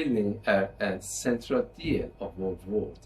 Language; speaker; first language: Swedish; non-native, fluent; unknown